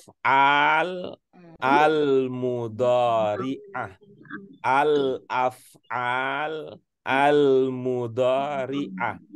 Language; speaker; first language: Arabic; non-native, fluent; Indonesian